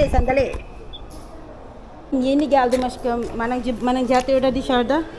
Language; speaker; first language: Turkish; non-native, learner; Filipino